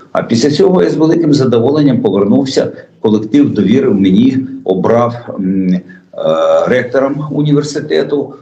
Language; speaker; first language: Ukrainian; native; Ukrainian